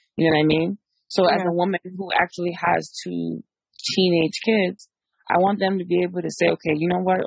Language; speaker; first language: English; early bilingual, other home language; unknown